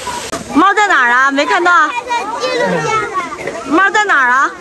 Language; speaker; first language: Chinese; native; Chinese